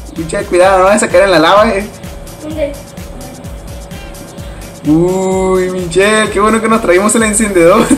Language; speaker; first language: Spanish; native; Spanish